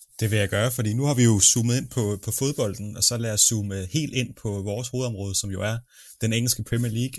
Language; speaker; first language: Danish; native; Danish